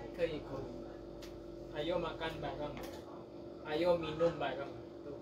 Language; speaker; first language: Chinese; non-native, learner; Indonesian